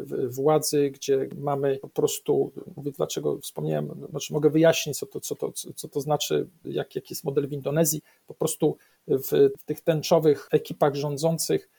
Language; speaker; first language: Polish; native; Polish